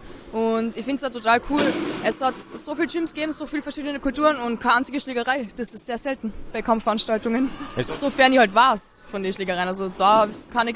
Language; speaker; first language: German; native; German